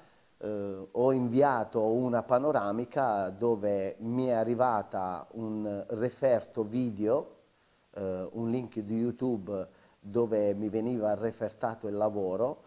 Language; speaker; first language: Italian; native; Italian